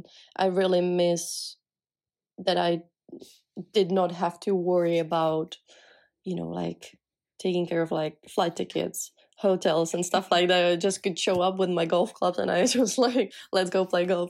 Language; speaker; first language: English; non-native, fluent; Czech